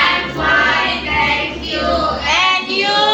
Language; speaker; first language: English; non-native, learner; Indonesian